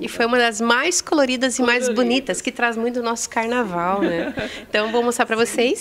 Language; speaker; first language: Portuguese; native; Portuguese